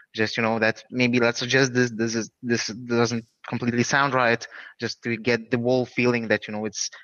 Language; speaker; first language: English; non-native, fluent; Lithuanian